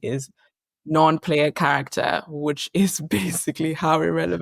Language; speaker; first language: English; native; English